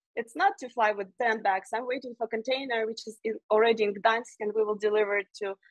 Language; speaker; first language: English; non-native, fluent; Ukrainian